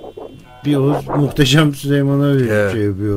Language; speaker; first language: Turkish; native; Turkish